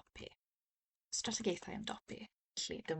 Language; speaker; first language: Welsh; non-native, fluent; English